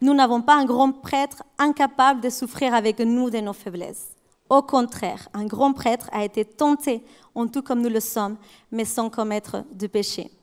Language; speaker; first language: French; non-native, fluent; Spanish